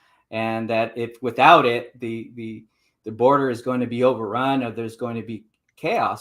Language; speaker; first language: English; native; English